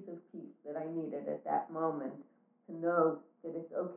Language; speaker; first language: English; native; English